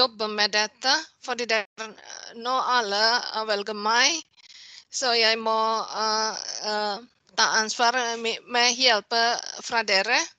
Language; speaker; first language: Norwegian; non-native, learner; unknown